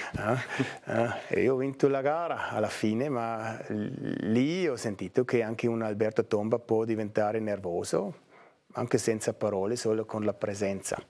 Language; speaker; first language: Italian; non-native, fluent; German